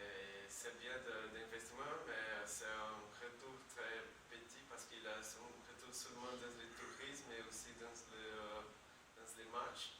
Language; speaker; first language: French; non-native, learner; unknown